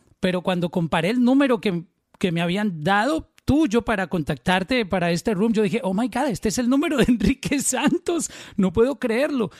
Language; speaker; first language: Spanish; native; Spanish